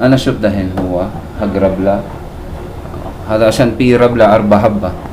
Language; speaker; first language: Arabic; non-native, learner; Filipino